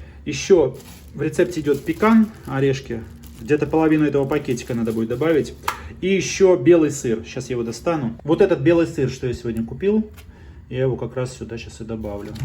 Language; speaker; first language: Russian; native; Russian